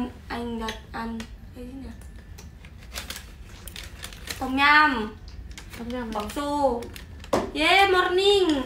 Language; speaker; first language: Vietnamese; non-native, learner; Indonesian